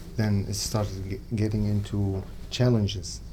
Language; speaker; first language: English; non-native, fluent; Arabic